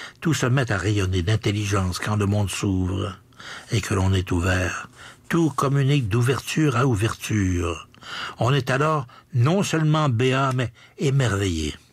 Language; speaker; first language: French; native; French